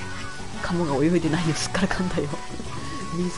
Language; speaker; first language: Japanese; native; Japanese